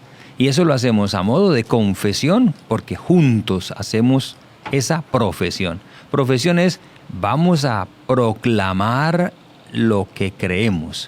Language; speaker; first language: Spanish; native; Spanish